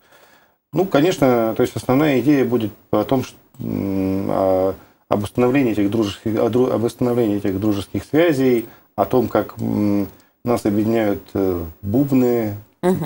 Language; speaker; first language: Russian; native; Russian